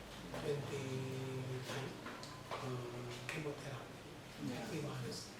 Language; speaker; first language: English; non-native, learner; Sundanese